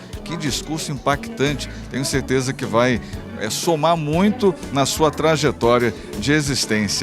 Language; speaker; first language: Portuguese; native; Portuguese